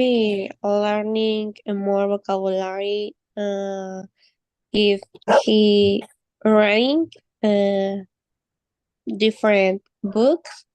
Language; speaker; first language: English; non-native, learner; Spanish